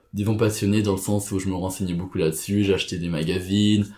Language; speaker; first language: French; native; French